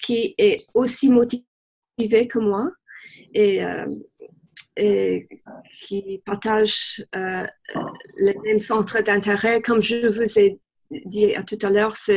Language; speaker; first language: French; non-native, fluent; English